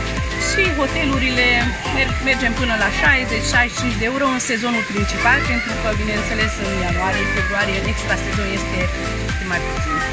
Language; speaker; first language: Romanian; non-native, fluent; Hungarian